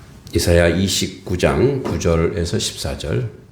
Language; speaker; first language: Korean; native; Korean